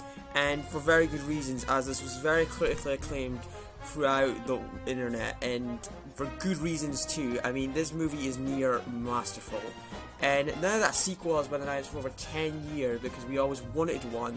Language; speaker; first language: English; native; English